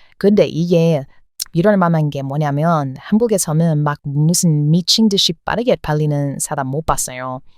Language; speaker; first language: Korean; non-native, fluent; English